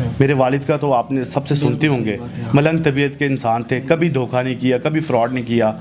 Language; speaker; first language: Urdu; non-native, local second language; Punjabi